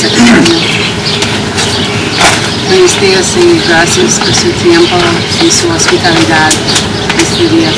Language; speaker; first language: Spanish; non-native, fluent; English